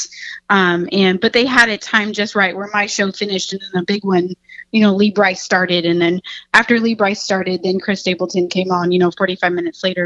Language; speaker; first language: English; native; English